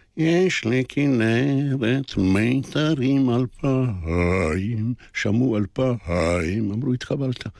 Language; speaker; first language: Hebrew; early bilingual, other home language; Polish